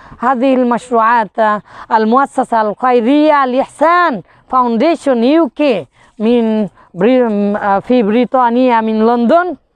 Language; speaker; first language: Arabic; non-native, fluent; Bangla